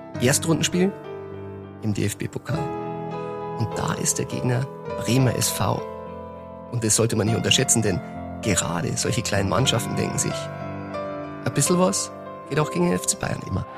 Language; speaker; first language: German; native; German